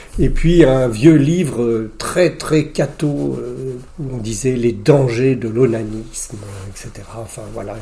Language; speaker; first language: French; native; French